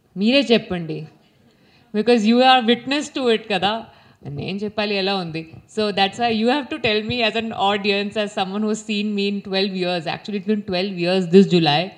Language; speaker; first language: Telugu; non-native, learner; Hindi